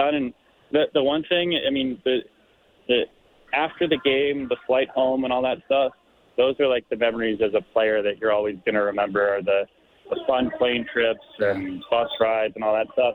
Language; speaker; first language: English; native; English